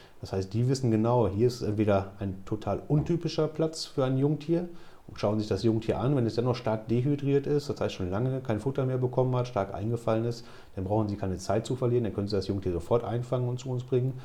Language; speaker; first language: German; native; German